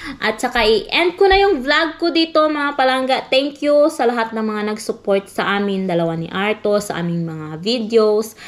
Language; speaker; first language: Filipino; non-native, local second language; Cebuano